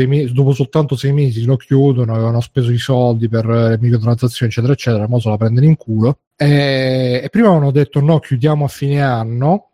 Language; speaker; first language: Italian; native; Italian